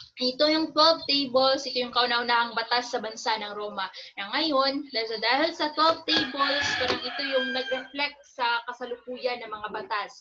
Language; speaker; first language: Filipino; native; Filipino